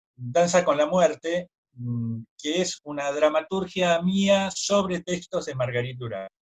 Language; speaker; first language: Spanish; native; Spanish